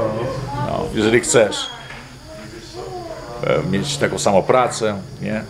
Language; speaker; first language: Polish; early bilingual, heritage; Polish